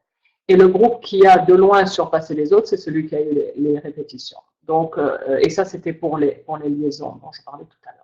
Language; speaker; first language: French; native; French